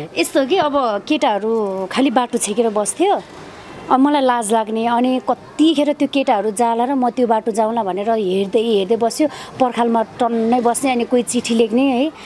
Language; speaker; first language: Nepali; non-native, local second language; Eastern Tamang